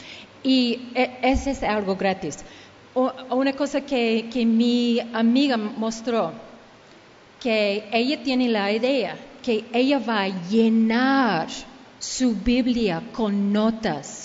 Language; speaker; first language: Spanish; early bilingual, heritage; Spanish